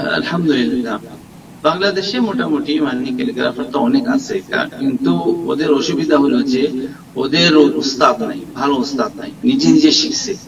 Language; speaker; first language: Bangla; early bilingual, heritage; Bangla